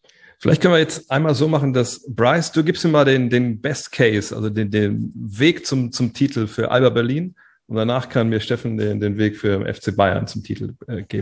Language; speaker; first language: German; native; German